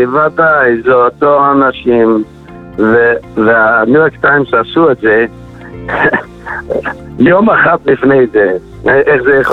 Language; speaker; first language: Hebrew; non-native, fluent; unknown